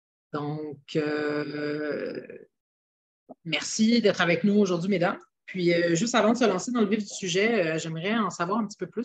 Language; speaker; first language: French; native; French